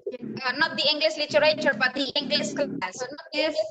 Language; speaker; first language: English; non-native, fluent; Indonesian